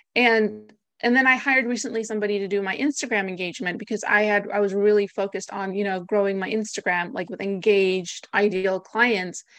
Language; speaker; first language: English; native; English